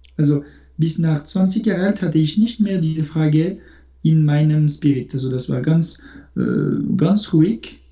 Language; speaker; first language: German; non-native, local second language; French